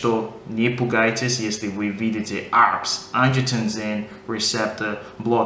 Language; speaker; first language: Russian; non-native, fluent; English